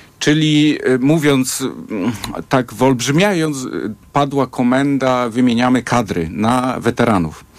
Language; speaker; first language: Polish; native; Polish